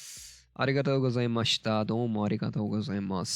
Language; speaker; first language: Japanese; non-native, learner; Turkish